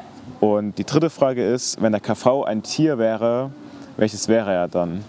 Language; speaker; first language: German; native; German